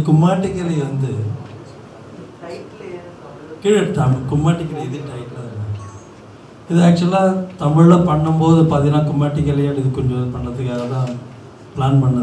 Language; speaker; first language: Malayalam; non-native, learner; Tamil